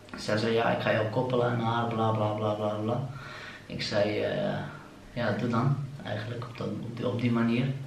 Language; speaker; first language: Dutch; early bilingual, other home language; Turkish